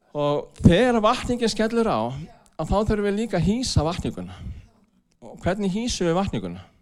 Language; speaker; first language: Icelandic; non-native, fluent; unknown